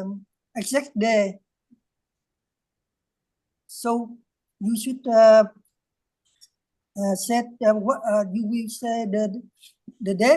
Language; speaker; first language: English; non-native, learner; Vietnamese